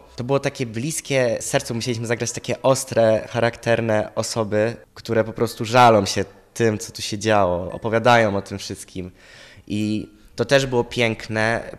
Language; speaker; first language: Polish; native; Polish